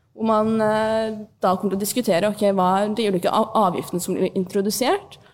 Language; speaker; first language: Norwegian; early bilingual, other home language; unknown